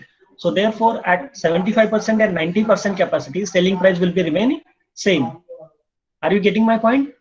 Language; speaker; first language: English; non-native, local second language; Marathi